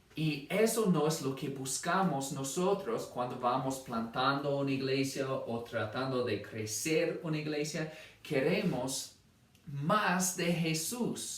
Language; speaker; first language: Spanish; non-native, fluent; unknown